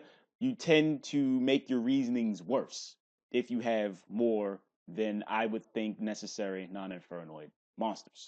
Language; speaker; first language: English; native; English